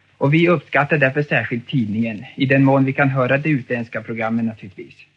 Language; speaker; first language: Swedish; native; Swedish